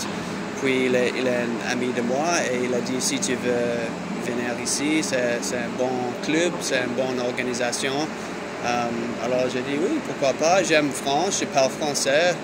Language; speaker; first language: French; non-native, learner; English